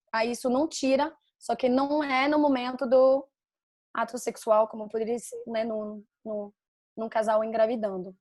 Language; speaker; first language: Portuguese; non-native, fluent; French